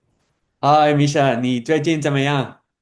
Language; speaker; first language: Chinese; non-native, fluent; English